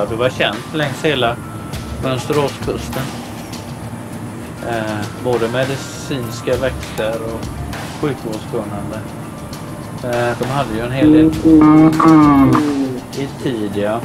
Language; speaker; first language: Swedish; native; Swedish